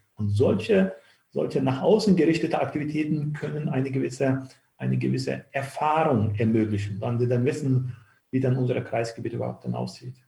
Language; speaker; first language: German; non-native, fluent; Turkish